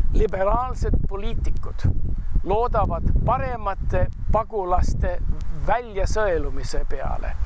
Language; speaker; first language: Estonian; early bilingual, heritage; Estonian